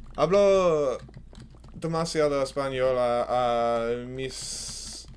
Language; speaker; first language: Spanish; non-native, learner; English